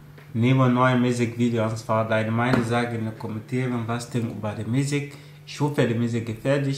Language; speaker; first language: German; non-native, learner; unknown